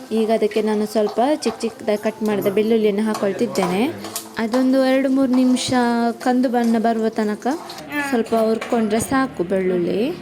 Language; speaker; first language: Kannada; non-native, local second language; Konkani